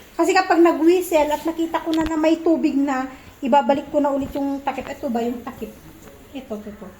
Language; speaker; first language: Filipino; native; Filipino